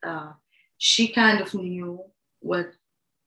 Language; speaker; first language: English; non-native, fluent; Arabic